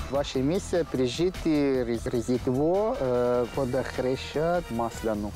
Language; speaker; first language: Russian; non-native, learner; Persian